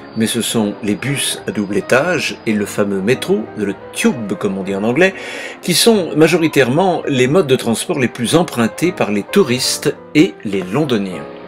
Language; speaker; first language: French; native; French